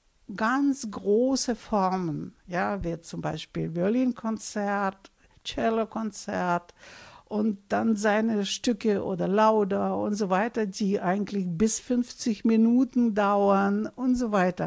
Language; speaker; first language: German; non-native, fluent; Russian